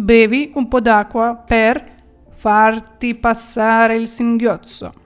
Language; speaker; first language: Italian; non-native, fluent; Ukrainian